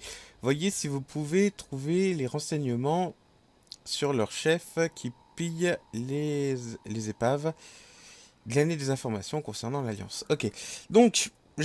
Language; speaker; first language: French; native; French